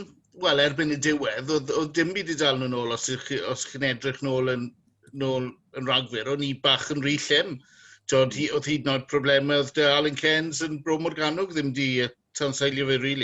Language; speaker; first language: Welsh; native; Welsh